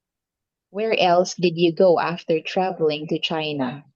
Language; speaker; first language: English; non-native, local second language; Filipino